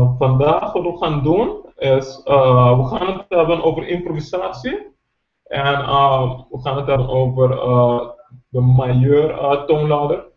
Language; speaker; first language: Dutch; non-native, local second language; Papiamento